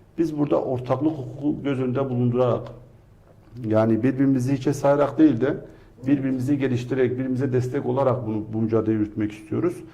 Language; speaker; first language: Turkish; non-native, local second language; Kurdish